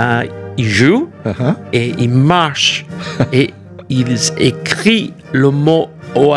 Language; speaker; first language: French; non-native, fluent; English